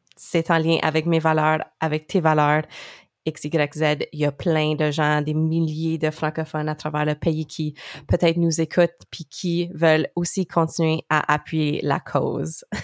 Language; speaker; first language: French; native; French